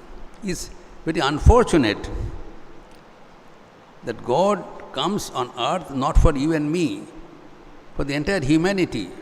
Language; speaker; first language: English; non-native, local second language; Hindi